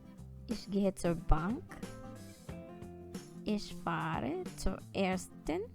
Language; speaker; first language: German; non-native, fluent; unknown